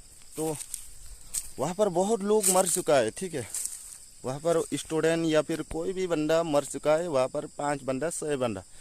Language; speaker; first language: Hindi; non-native, local second language; Kok Borok